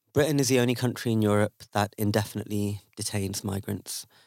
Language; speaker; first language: English; native; English